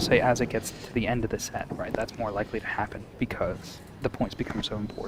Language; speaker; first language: English; native; English